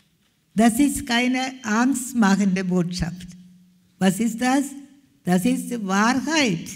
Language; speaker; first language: German; non-native, fluent; Malayalam